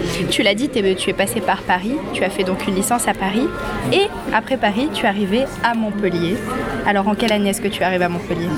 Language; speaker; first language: French; native; French